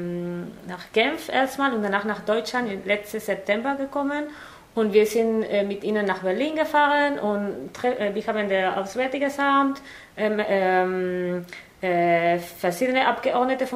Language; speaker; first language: German; non-native, fluent; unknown